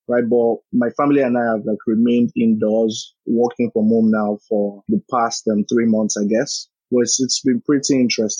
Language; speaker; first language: English; non-native, local second language; Yoruba